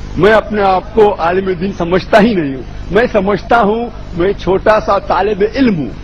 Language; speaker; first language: Urdu; non-native, local second language; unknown